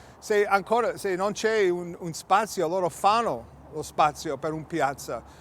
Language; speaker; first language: Italian; early bilingual, heritage; English